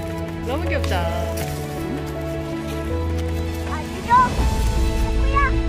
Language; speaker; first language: Korean; native; Korean